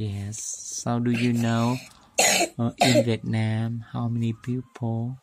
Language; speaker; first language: English; non-native, fluent; Vietnamese